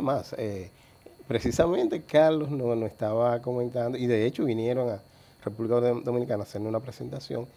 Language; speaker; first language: Spanish; native; Spanish